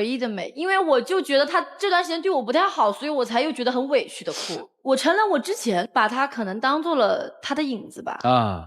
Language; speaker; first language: Chinese; native; Chinese